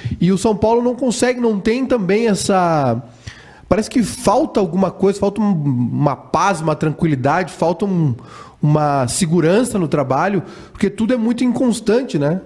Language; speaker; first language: Portuguese; native; Portuguese